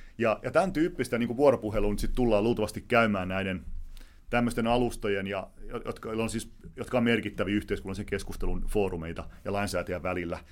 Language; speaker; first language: Finnish; native; Finnish